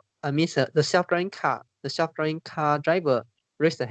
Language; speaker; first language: English; non-native, learner; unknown